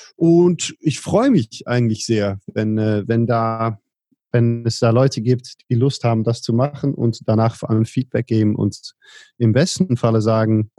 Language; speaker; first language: German; non-native, fluent; Dutch